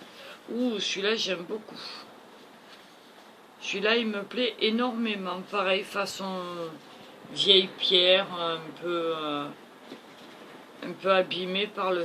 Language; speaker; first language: French; native; French